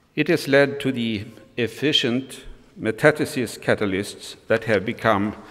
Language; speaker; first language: English; non-native, fluent; Swedish